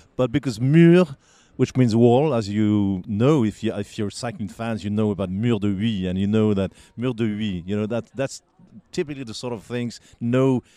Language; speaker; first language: English; non-native, fluent; French